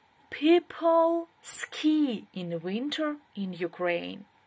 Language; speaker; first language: English; non-native, fluent; Ukrainian